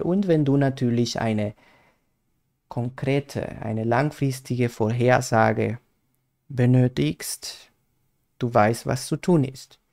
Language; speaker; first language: German; non-native, fluent; Spanish